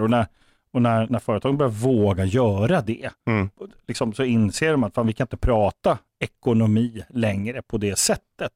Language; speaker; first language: Swedish; native; Swedish